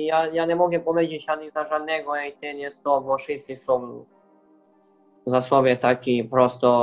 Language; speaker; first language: Polish; non-native, learner; Serbian